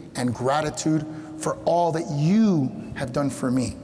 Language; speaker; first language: English; early bilingual, other home language; Spanish